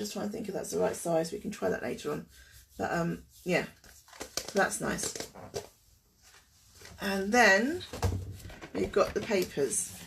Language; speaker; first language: English; native; English